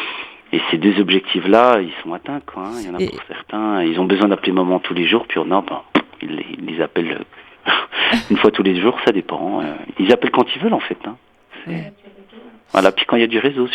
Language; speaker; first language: French; native; French